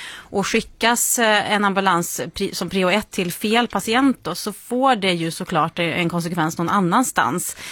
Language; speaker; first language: Swedish; native; Swedish